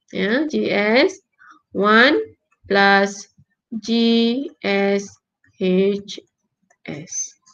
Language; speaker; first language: English; non-native, local second language; Malay